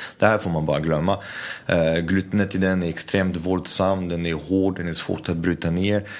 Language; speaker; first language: Swedish; non-native, fluent; French